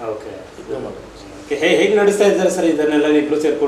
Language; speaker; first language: Kannada; native; Kannada